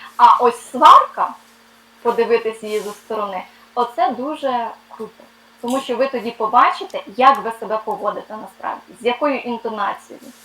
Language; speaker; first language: Ukrainian; non-native, local second language; Russian